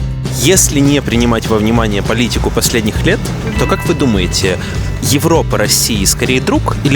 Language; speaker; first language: Russian; native; Russian